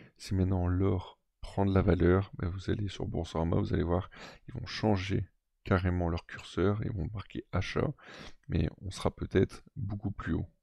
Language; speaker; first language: French; native; French